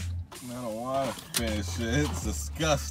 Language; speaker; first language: English; native; English